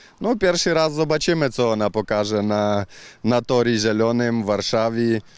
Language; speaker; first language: Polish; non-native, learner; Ukrainian